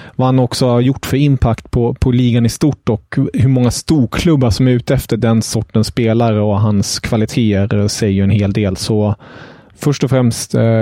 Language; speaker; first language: Swedish; non-native, fluent; German